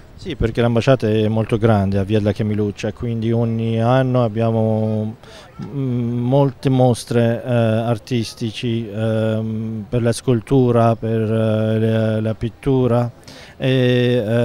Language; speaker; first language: Italian; non-native, fluent; Arabic